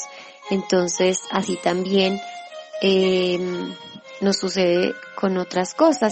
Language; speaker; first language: Spanish; native; Spanish